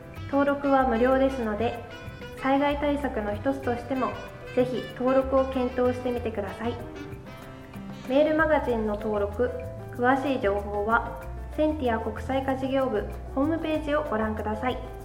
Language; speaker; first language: Japanese; native; Japanese